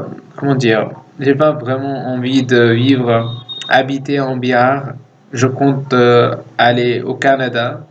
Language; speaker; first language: French; non-native, fluent; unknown